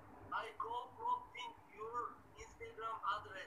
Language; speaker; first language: English; non-native, learner; Turkish